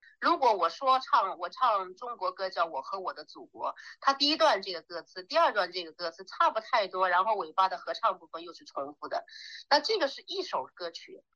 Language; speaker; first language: Chinese; native; Chinese